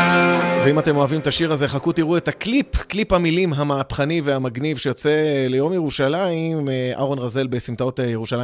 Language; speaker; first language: Hebrew; native; Hebrew